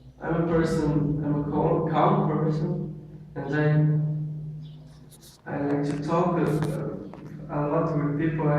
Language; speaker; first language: English; non-native, learner; Portuguese